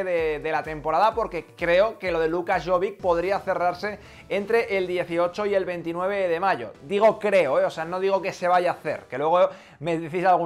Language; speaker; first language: Spanish; native; Spanish